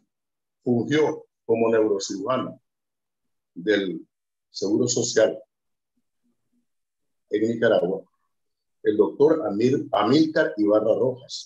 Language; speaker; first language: Spanish; native; Spanish